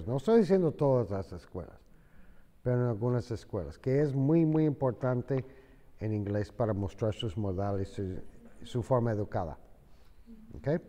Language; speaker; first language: Spanish; non-native, fluent; English